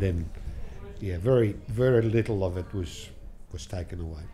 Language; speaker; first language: English; early bilingual, other home language; Ukrainian